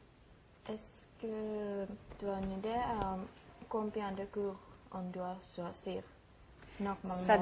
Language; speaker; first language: French; non-native, learner; Finnish